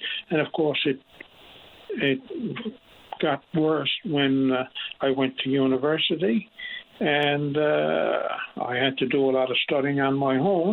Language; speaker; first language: English; native; English